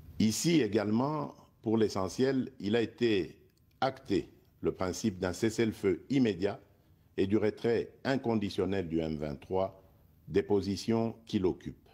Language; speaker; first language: French; non-native, local second language; Luba-Lulua